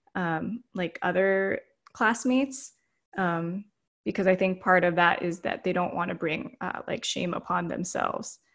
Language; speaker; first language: English; early bilingual, other home language; Filipino